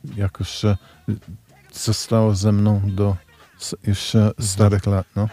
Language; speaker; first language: Polish; non-native, fluent; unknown